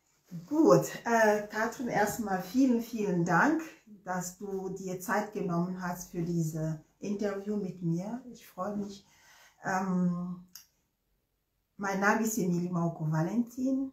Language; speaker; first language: German; non-native, fluent; Ewe